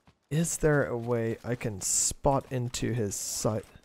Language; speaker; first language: English; non-native, fluent; Dutch